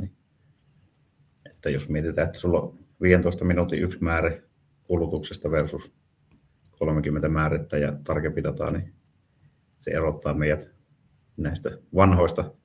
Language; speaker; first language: Finnish; native; Finnish